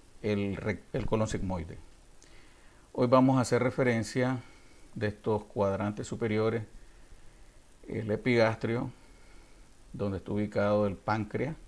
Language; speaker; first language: Spanish; native; Spanish